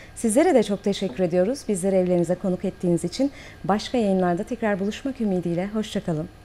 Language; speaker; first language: Turkish; native; Turkish